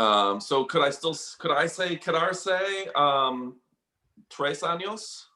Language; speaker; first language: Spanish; non-native, learner; English